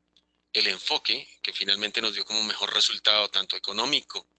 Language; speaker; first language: Spanish; native; Spanish